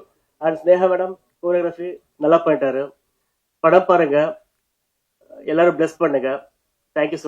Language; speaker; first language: Tamil; non-native, learner; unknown